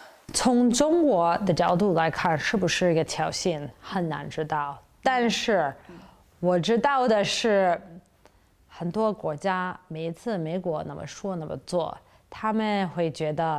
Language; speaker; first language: Chinese; non-native, fluent; English